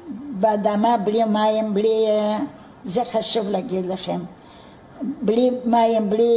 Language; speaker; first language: Hebrew; non-native, fluent; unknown